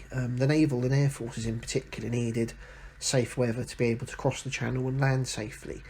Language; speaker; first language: English; native; English